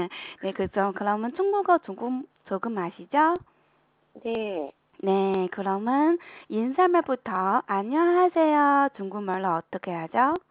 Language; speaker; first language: Korean; non-native, fluent; Chinese